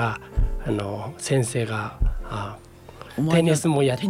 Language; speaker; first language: Japanese; non-native, learner; Mongolian